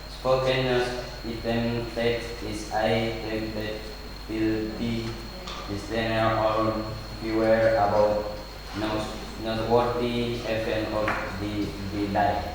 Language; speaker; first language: English; non-native, learner; Indonesian